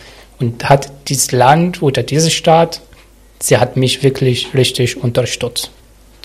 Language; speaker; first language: German; non-native, learner; Arabic